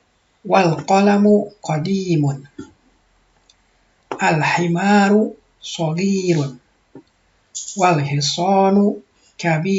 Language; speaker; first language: Arabic; non-native, fluent; Indonesian